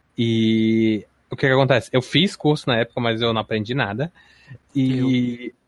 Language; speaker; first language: Portuguese; native; Portuguese